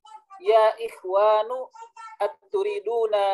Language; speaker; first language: Arabic; non-native, learner; Indonesian